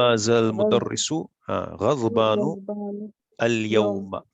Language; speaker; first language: Arabic; non-native, fluent; Urdu